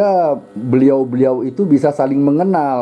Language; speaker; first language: Indonesian; native; Indonesian